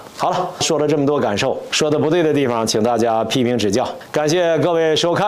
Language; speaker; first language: Chinese; native; Chinese